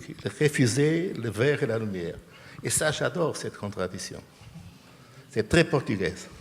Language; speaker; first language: French; non-native, fluent; Portuguese